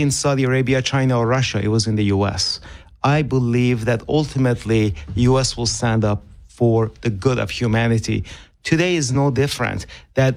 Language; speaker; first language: English; non-native, fluent; Persian